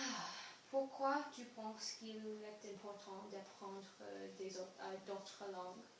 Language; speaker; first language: French; non-native, learner; English